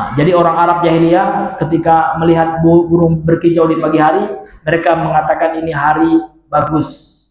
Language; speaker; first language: Indonesian; non-native, local second language; Minangkabau